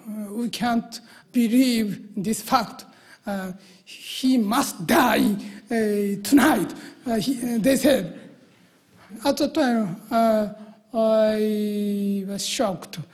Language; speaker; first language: English; non-native, learner; Japanese